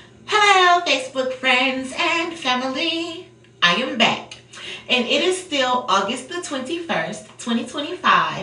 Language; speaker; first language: English; native; English